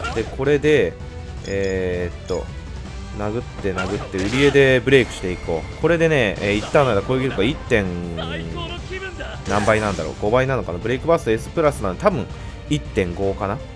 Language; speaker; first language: Japanese; native; Japanese